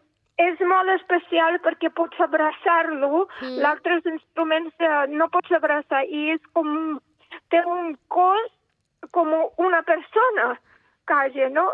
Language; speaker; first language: Catalan; non-native, fluent; Russian